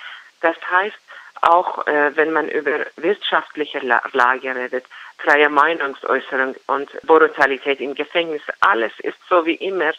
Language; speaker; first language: German; non-native, fluent; Persian